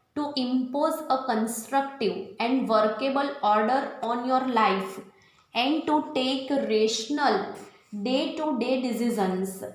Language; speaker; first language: English; non-native, local second language; Gujarati